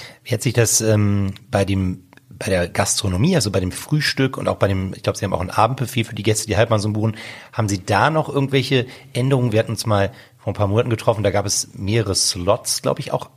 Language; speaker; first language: German; native; German